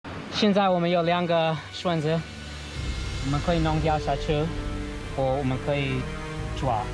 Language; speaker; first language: Chinese; non-native, learner; English